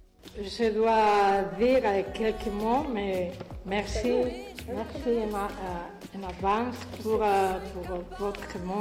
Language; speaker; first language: French; non-native, learner; Spanish